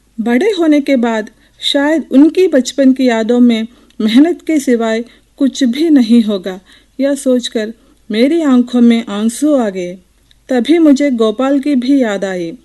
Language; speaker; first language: Hindi; non-native, local second language; Telugu